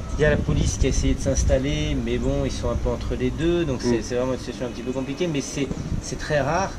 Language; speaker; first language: French; early bilingual, heritage; French